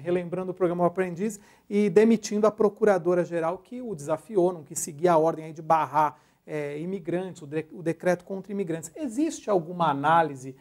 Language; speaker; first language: Portuguese; native; Portuguese